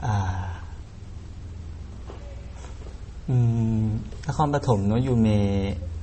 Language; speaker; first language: Japanese; non-native, learner; Thai